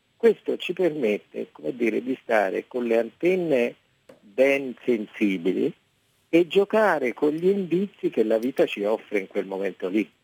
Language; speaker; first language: Italian; native; Italian